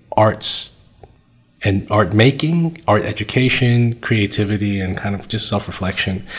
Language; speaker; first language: English; native; English